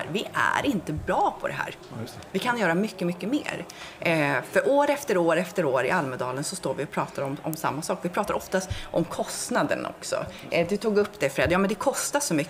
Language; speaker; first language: Swedish; native; Swedish